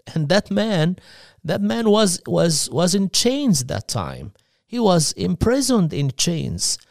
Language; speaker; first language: English; non-native, fluent; Arabic